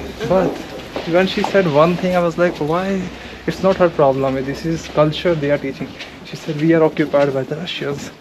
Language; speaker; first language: English; non-native, fluent; Hindi